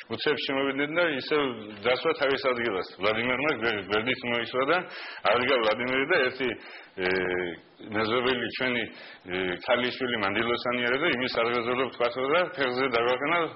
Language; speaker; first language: Georgian; non-native, local second language; Mingrelian